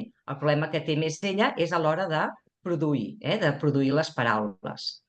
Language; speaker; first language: Catalan; native; Catalan